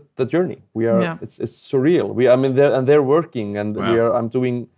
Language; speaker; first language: English; non-native, fluent; Icelandic